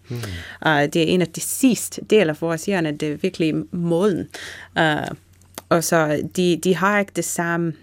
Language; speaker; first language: Danish; non-native, fluent; English